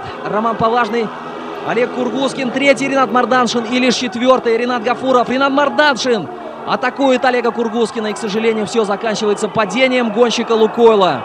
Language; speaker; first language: Russian; native; Russian